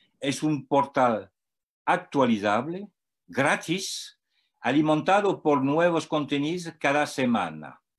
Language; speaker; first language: Spanish; non-native, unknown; French